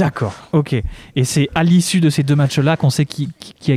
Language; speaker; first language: French; native; French